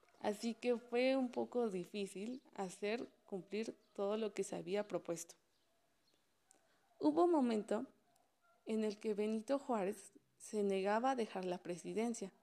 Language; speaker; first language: Spanish; native; Spanish